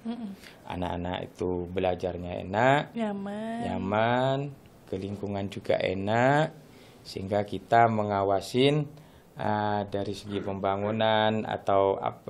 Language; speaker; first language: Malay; non-native, local second language; Madurese